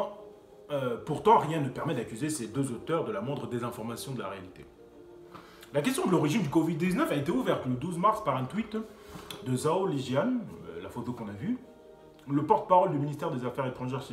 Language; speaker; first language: French; native; French